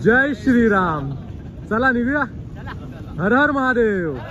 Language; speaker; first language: Hindi; non-native, local second language; Marathi